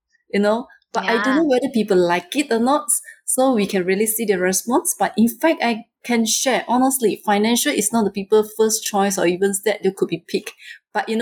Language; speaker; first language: English; non-native, local second language; Chinese